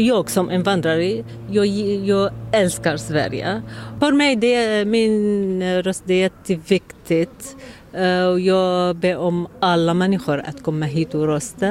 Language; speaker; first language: Swedish; non-native, learner; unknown